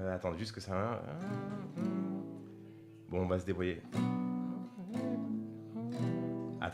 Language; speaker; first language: French; native; French